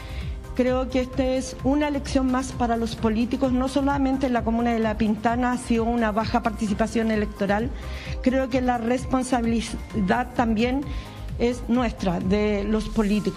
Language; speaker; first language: Spanish; native; Spanish